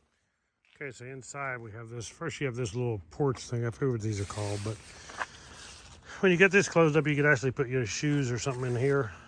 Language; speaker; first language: English; native; English